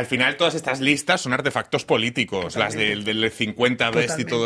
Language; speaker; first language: Spanish; native; Spanish